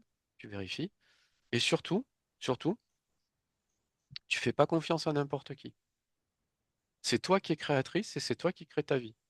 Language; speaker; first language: French; native; French